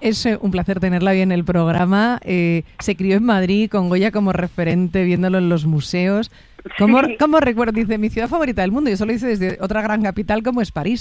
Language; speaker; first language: Spanish; native; Spanish